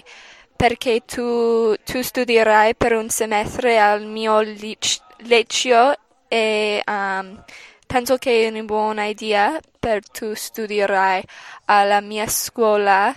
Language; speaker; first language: Italian; non-native, learner; English